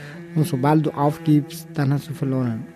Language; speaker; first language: German; non-native, local second language; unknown